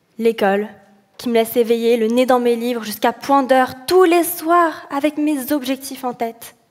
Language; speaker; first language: French; early bilingual, other home language; Arabic